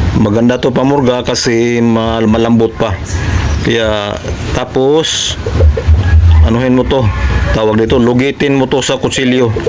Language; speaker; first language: Filipino; non-native, local second language; Cebuano